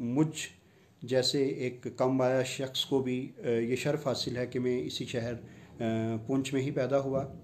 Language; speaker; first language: Urdu; non-native, local second language; Punjabi